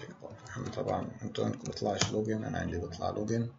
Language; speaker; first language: Arabic; native; Arabic